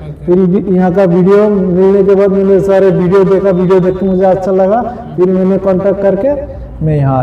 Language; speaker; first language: Hindi; non-native, local second language; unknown